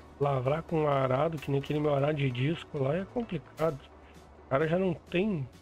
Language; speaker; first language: Portuguese; native; Portuguese